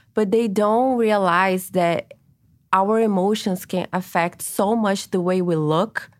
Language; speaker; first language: English; non-native, fluent; Portuguese